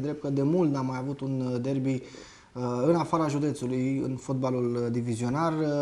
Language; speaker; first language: Romanian; native; Romanian